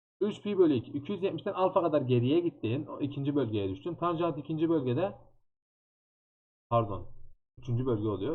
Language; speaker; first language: Turkish; native; Turkish